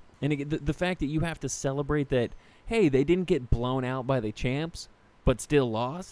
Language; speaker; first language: English; native; English